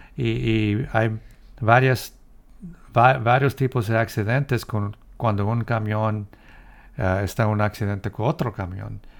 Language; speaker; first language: Spanish; early bilingual, heritage; Spanish